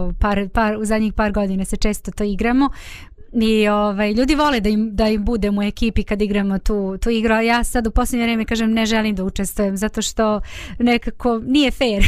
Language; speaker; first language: Bosnian; native; Bosnian